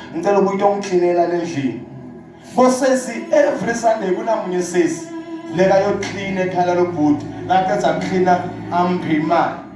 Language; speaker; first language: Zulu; non-native, local second language; Swati